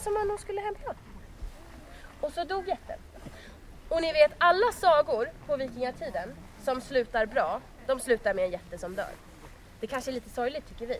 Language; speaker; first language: Swedish; native; Swedish